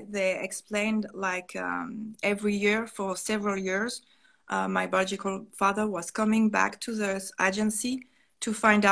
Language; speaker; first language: English; non-native, fluent; French